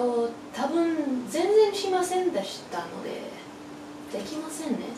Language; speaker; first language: Japanese; non-native, learner; English